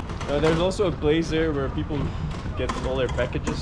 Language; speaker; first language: English; non-native, fluent; Dutch